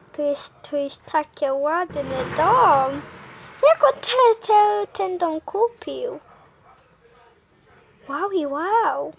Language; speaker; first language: Polish; early bilingual, heritage; Polish